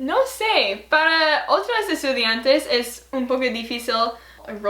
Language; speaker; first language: Spanish; non-native, learner; English